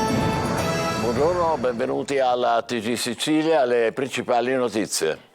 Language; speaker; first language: Italian; native; Italian